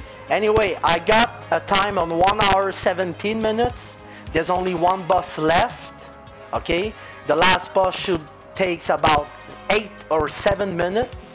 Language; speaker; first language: English; non-native, fluent; French